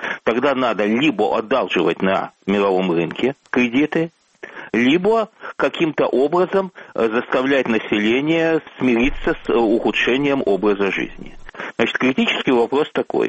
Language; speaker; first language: Russian; native; Russian